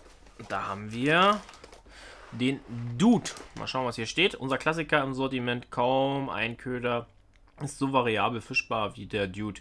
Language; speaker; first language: German; native; German